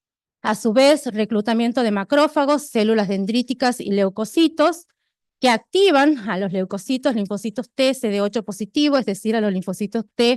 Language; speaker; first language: Spanish; native; Spanish